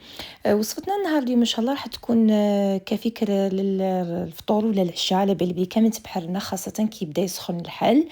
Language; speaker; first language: Arabic; native; Arabic